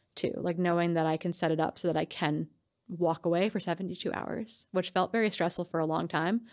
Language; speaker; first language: English; native; English